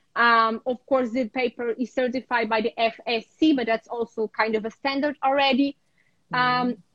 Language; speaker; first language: English; non-native, fluent; Ukrainian